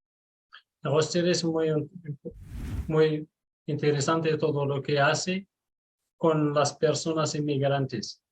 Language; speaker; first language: Spanish; non-native, learner; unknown